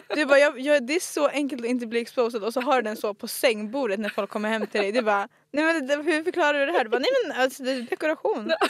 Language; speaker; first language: Swedish; native; Swedish